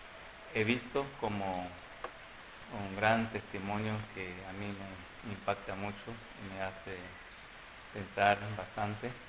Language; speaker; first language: Spanish; non-native, local second language; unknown